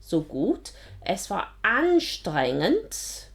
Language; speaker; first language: German; non-native, fluent; English